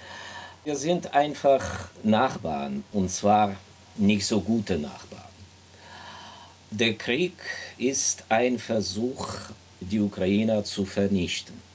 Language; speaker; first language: German; non-native, fluent; Ukrainian